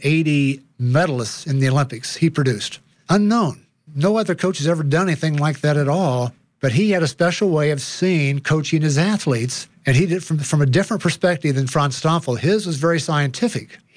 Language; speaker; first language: English; native; English